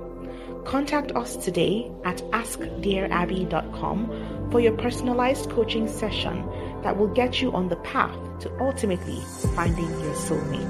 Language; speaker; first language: English; non-native, local second language; Yoruba